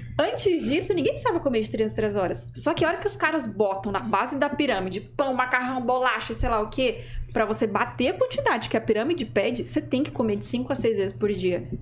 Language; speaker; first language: Portuguese; native; Portuguese